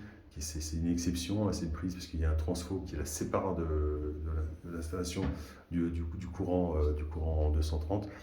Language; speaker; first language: French; native; French